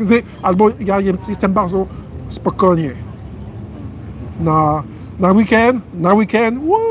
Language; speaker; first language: Polish; non-native, learner; French